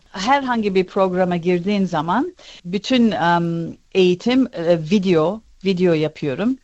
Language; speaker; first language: Turkish; early bilingual, heritage; Turkish